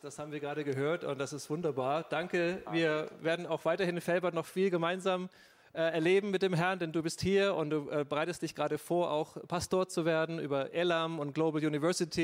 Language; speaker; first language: German; native; German